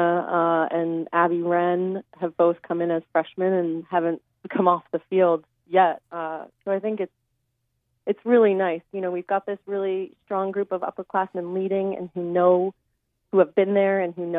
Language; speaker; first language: English; native; English